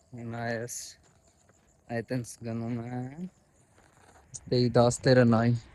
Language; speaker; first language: Armenian; non-native, learner; Hindi